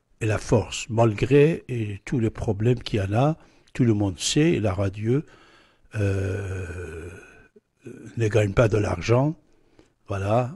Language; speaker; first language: French; non-native, fluent; Persian